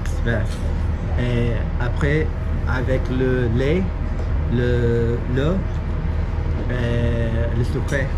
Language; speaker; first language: French; non-native, learner; Spanish